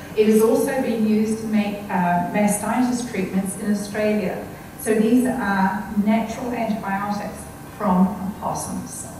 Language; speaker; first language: English; native; English